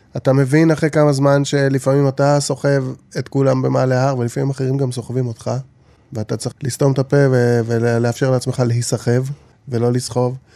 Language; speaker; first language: Hebrew; native; Hebrew